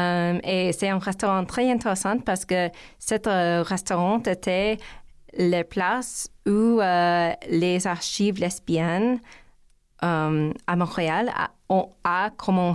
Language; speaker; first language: French; non-native, learner; English